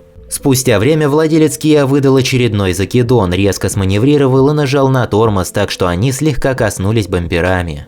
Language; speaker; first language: Russian; native; Russian